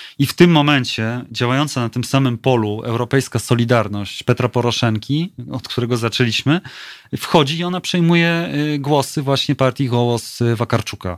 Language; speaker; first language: Polish; native; Polish